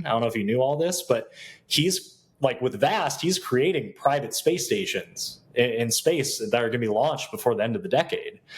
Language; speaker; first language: English; native; English